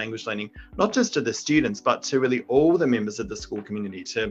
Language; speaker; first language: English; native; English